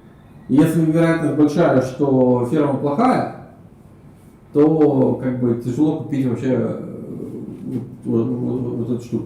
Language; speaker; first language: Russian; native; Russian